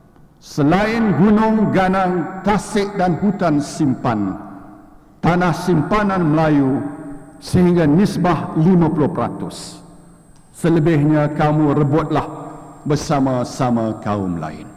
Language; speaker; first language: Malay; native; Malay